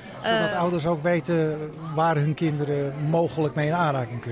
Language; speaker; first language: Dutch; native; Dutch